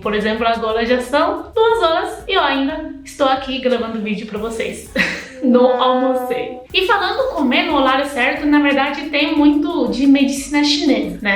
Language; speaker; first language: Portuguese; non-native, fluent; Chinese